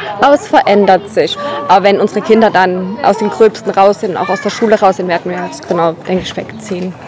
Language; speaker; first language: German; native; German